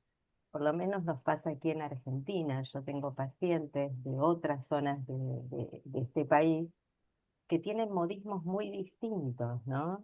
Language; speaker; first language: Spanish; native; Spanish